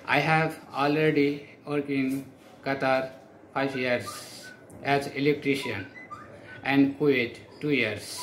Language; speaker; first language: English; non-native, local second language; Nepali